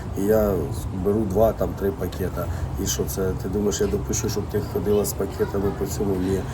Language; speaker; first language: Ukrainian; non-native, local second language; Russian